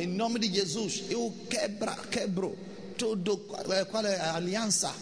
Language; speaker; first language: Portuguese; non-native, learner; English